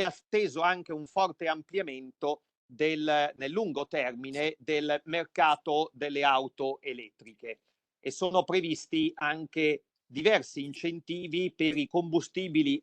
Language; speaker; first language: Italian; native; Italian